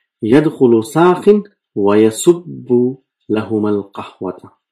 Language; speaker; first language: Arabic; non-native, fluent; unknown